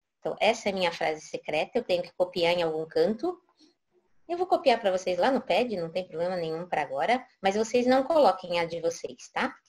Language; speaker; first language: Portuguese; native; Portuguese